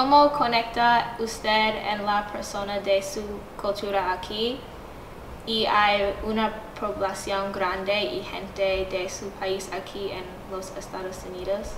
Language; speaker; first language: Spanish; non-native, learner; English